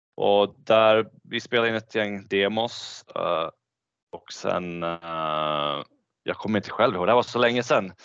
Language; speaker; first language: Swedish; early bilingual, other home language; Bosnian